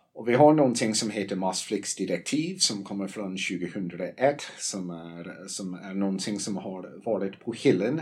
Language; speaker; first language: Swedish; non-native, fluent; English